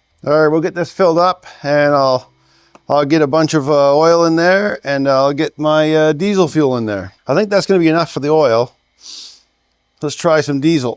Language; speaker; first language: English; native; English